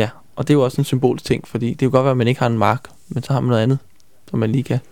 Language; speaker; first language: Danish; native; Danish